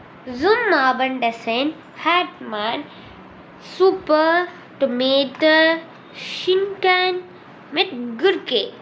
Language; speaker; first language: German; non-native, learner; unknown